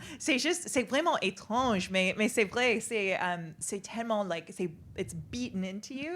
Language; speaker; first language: French; non-native, fluent; English